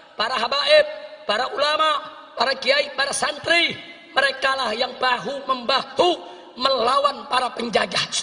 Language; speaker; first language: Indonesian; native; Indonesian